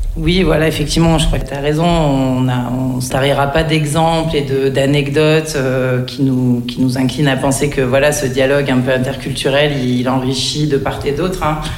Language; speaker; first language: French; native; French